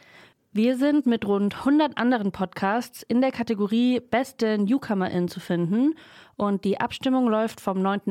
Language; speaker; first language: German; native; German